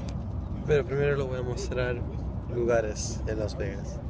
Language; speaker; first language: Spanish; early bilingual, heritage; Spanish